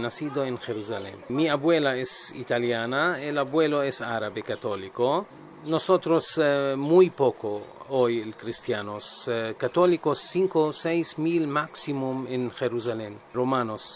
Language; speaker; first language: Spanish; non-native, learner; Arabic